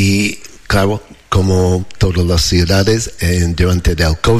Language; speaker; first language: Spanish; non-native, learner; English